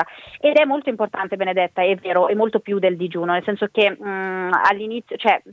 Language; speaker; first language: Italian; native; Italian